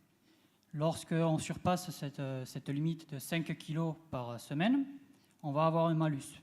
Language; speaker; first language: French; non-native, learner; Spanish